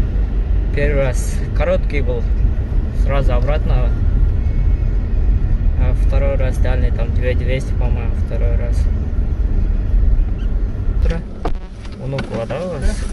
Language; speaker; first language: Russian; non-native, learner; Kyrgyz